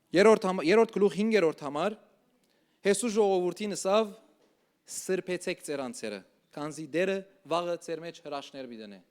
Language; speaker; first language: Armenian; early bilingual, heritage; Armenian